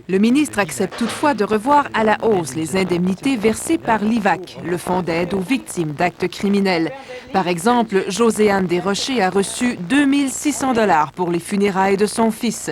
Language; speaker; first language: French; native; French